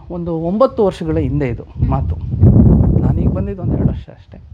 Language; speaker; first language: Kannada; native; Kannada